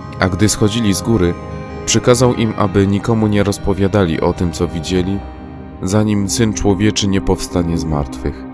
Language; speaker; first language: Polish; native; Polish